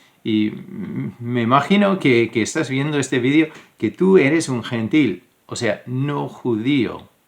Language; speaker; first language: Spanish; non-native, fluent; English